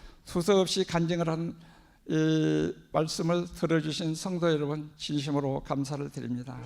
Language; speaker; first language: Korean; native; Korean